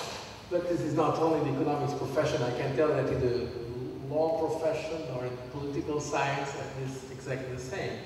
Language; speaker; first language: English; non-native, fluent; Portuguese